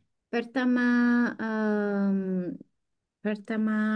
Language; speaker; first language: Indonesian; non-native, learner; English